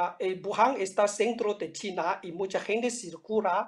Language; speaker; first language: Spanish; non-native, fluent; Chinese